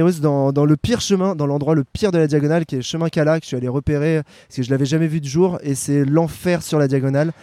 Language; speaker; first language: French; native; French